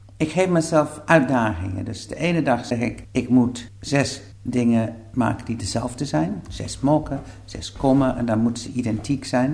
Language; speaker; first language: Dutch; non-native, fluent; English